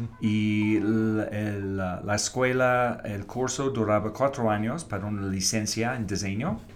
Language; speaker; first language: Spanish; non-native, fluent; English